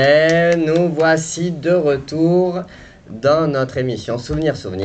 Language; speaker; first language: French; native; French